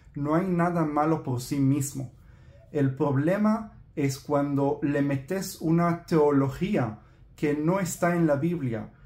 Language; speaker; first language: Spanish; non-native, fluent; Hebrew